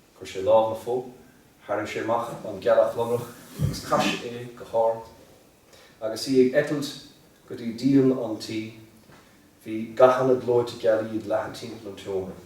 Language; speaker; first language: Irish; native; Irish